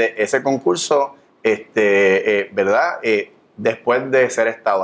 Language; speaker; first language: Spanish; native; Spanish